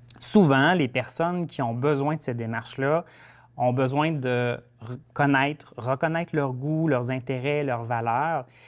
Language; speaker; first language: French; native; French